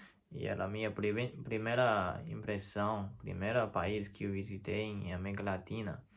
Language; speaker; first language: Portuguese; non-native, fluent; Chinese